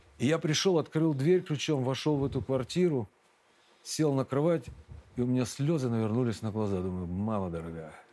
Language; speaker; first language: Russian; native; Russian